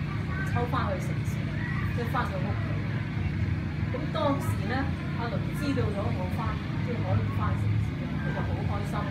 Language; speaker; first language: Cantonese; native; Cantonese